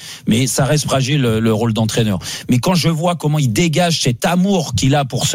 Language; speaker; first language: French; native; French